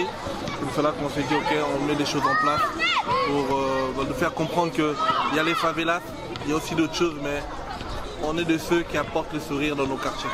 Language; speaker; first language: French; native; French